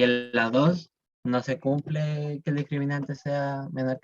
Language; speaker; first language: Spanish; native; Spanish